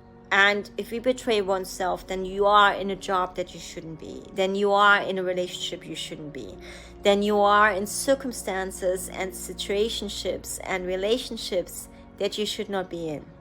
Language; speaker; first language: English; non-native, fluent; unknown